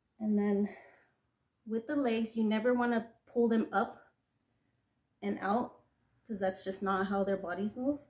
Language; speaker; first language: English; native; English